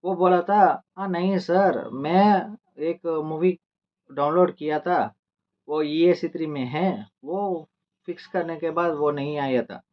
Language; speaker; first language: Hindi; non-native, local second language; Telugu